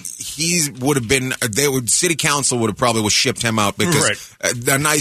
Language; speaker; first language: English; native; English